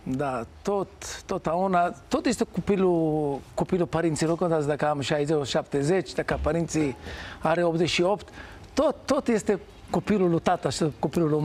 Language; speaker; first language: Romanian; non-native, fluent; Hebrew